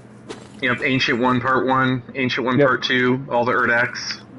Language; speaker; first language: English; native; English